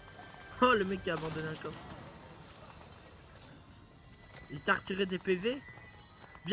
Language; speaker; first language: French; native; French